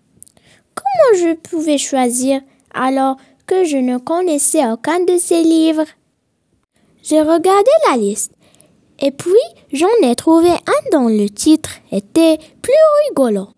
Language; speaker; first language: French; non-native, local second language; Arabic